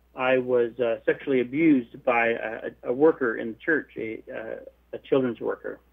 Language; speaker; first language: English; native; English